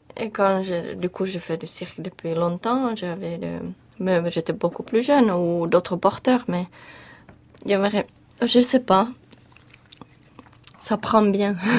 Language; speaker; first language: French; non-native, fluent; Finnish